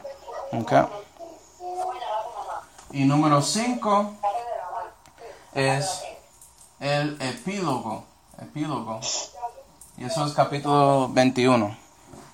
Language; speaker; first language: Spanish; non-native, fluent; English